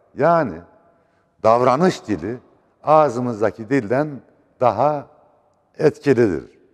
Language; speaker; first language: Turkish; native; Turkish